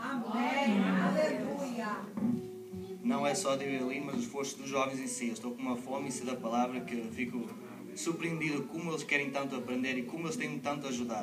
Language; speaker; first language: Portuguese; early bilingual, heritage; Portuguese